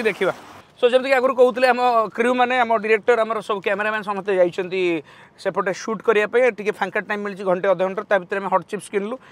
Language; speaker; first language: Hindi; non-native, local second language; Odia